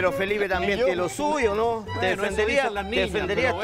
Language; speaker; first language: Spanish; native; Spanish